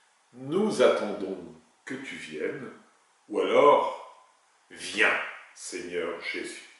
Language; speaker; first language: French; native; French